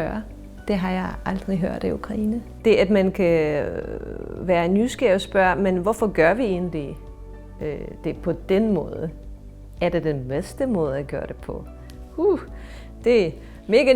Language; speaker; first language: Danish; non-native, fluent; Ukrainian